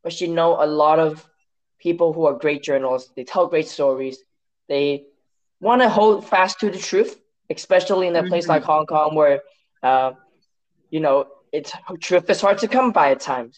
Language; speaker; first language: English; non-native, local second language; Cantonese